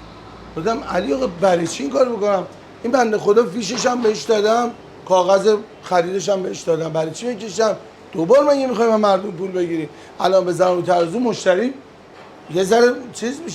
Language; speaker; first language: Persian; native; Persian